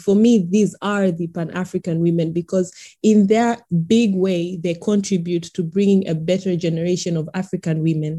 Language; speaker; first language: English; non-native, local second language; Swahili